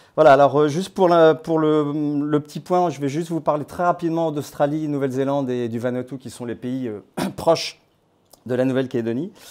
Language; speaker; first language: French; native; French